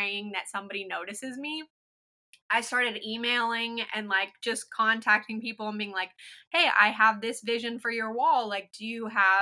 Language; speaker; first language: English; native; English